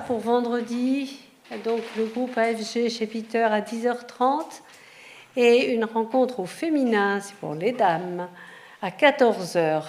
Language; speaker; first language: French; native; French